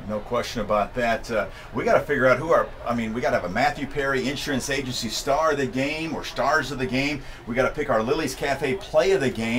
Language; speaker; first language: English; native; English